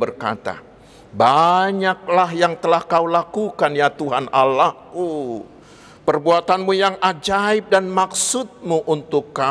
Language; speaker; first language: Indonesian; non-native, local second language; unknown